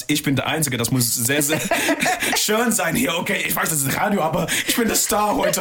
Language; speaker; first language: German; non-native, fluent; English